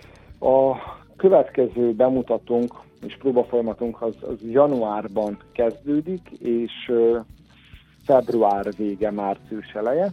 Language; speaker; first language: Hungarian; native; Hungarian